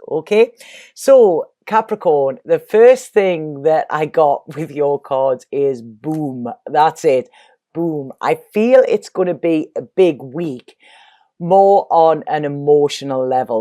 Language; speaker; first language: English; native; English